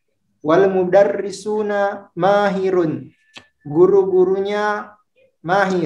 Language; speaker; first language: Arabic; non-native, learner; Indonesian